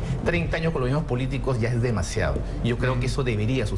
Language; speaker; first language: Spanish; native; Spanish